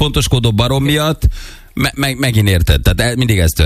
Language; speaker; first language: Hungarian; native; Hungarian